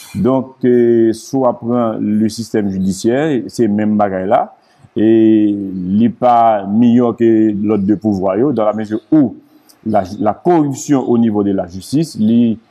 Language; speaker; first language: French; non-native, local second language; Haitian Creole